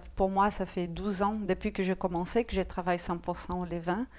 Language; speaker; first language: French; non-native, fluent; Portuguese